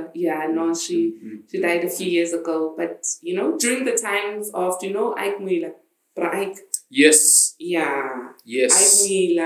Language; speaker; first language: English; non-native, local second language; Zulu